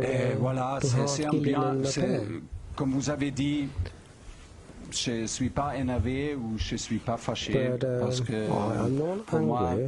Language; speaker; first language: French; non-native, fluent; German